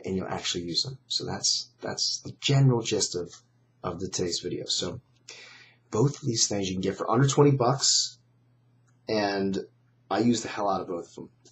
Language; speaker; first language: English; native; English